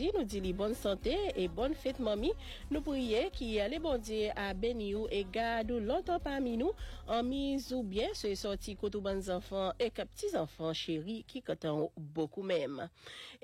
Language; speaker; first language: French; non-native, local second language; Seselwa Creole French